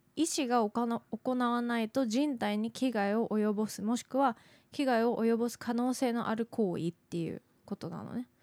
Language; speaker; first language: Japanese; native; Japanese